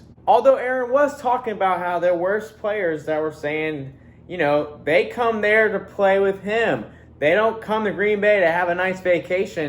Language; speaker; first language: English; native; English